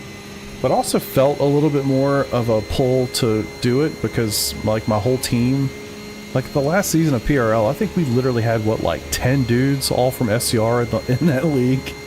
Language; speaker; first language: English; native; English